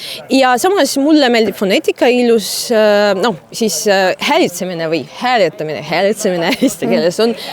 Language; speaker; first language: Estonian; non-native, fluent; Russian